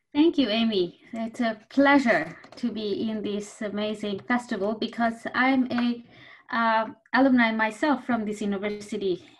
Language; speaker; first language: English; non-native, local second language; Bangla